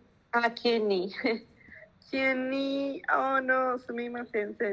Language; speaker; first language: Japanese; non-native, learner; Spanish